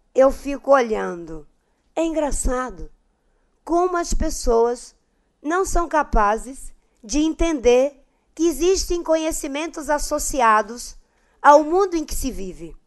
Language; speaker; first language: Portuguese; native; Portuguese